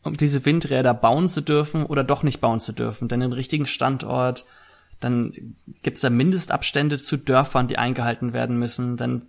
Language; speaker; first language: German; native; German